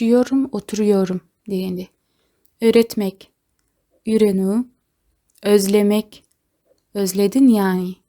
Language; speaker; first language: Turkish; non-native, fluent; Kazakh